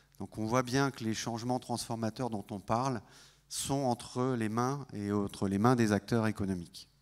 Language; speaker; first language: French; native; French